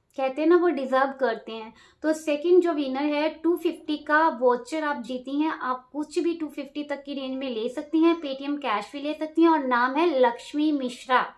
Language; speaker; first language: Hindi; native; Hindi